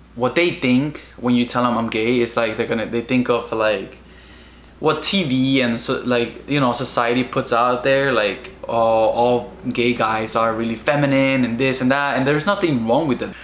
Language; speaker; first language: English; early bilingual, other home language; Spanish